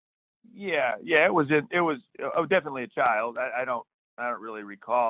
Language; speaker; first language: English; native; English